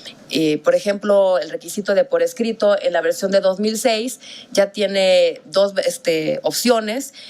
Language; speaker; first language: Spanish; native; Spanish